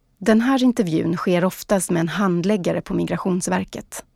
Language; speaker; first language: Swedish; native; Swedish